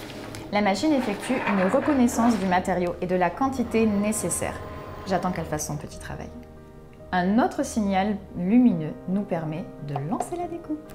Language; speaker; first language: French; native; French